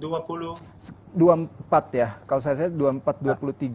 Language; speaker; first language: Indonesian; native; Indonesian